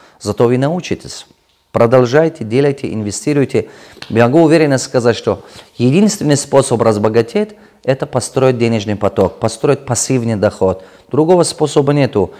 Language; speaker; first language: Russian; non-native, local second language; Tajik